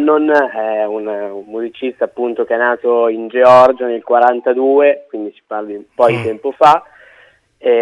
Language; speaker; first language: Italian; native; Italian